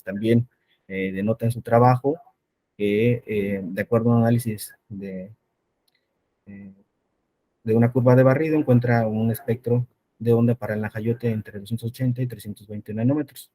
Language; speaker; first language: Spanish; native; Spanish